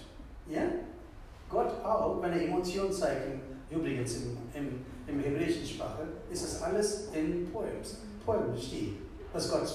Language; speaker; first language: German; non-native, fluent; Tamil